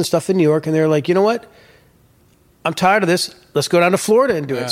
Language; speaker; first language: English; native; English